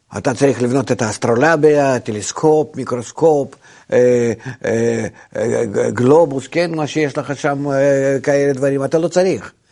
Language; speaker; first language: Hebrew; non-native, fluent; Russian